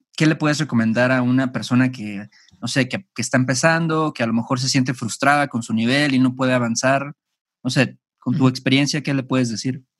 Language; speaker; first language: Spanish; native; Spanish